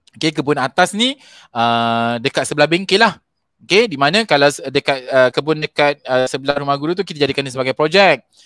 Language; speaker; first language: Malay; native; Malay